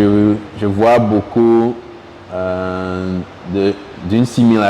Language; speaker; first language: French; non-native, local second language; Ewe